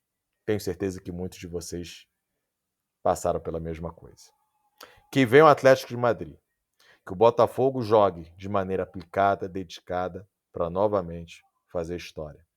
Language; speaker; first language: Portuguese; native; Portuguese